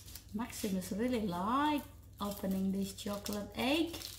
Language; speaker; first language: English; non-native, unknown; Javanese